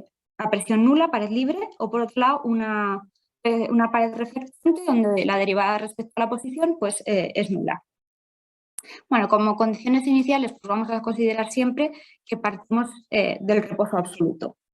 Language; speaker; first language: Spanish; native; Spanish